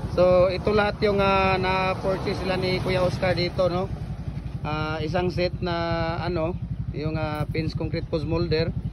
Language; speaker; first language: Filipino; non-native, local second language; Cebuano